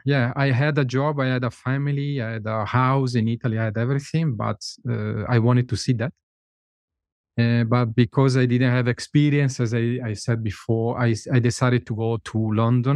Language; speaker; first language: English; non-native, fluent; Italian